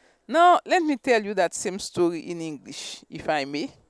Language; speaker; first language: English; non-native, fluent; Haitian Creole